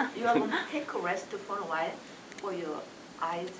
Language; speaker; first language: English; non-native, learner; Korean